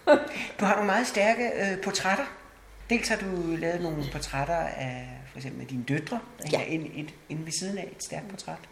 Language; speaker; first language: Danish; native; Danish